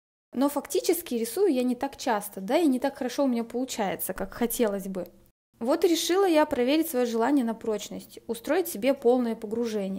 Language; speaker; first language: Russian; native; Russian